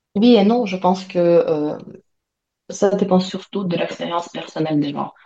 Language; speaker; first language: French; non-native, fluent; Ukrainian